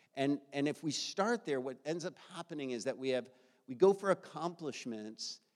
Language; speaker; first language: English; native; English